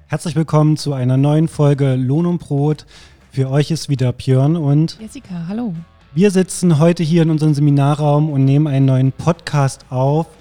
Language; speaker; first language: German; native; German